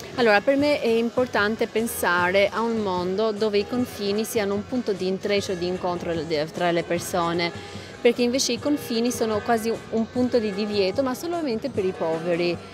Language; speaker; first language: Italian; non-native, fluent; Albanian